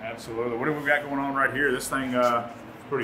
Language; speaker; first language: English; native; English